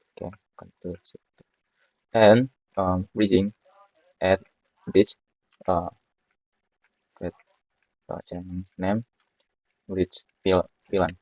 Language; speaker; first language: English; non-native, learner; Indonesian